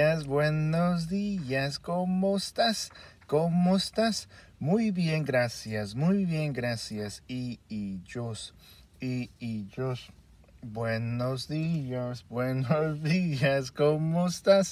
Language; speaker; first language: Spanish; early bilingual, heritage; Spanish